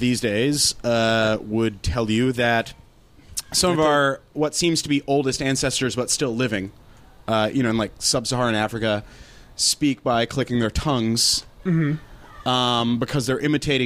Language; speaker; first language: English; native; English